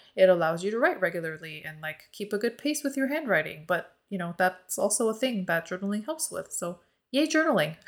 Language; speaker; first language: English; early bilingual, other home language; Korean